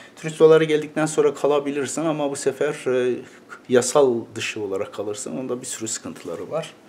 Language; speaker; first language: Turkish; native; Turkish